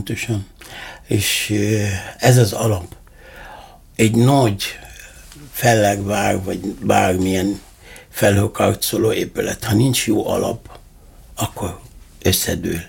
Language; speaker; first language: Hungarian; non-native, fluent; Arabic